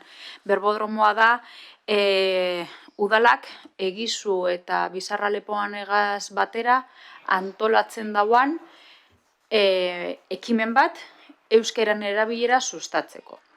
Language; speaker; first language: Basque; native; Basque